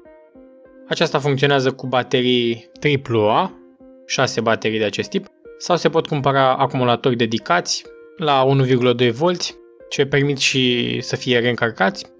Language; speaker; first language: Romanian; native; Romanian